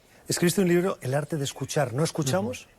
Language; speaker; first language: Spanish; native; Spanish